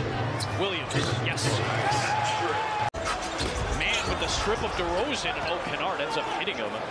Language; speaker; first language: English; native; English